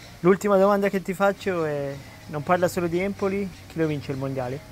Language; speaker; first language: Italian; native; Italian